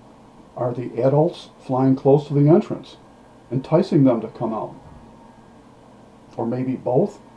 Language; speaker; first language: English; native; English